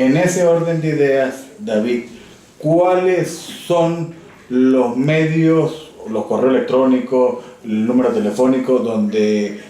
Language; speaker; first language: Spanish; native; Spanish